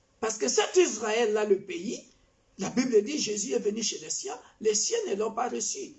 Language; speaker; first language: French; non-native, local second language; Kongo